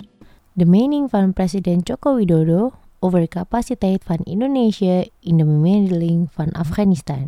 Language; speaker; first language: Dutch; non-native, fluent; Indonesian